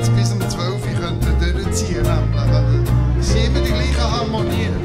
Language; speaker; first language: German; native; German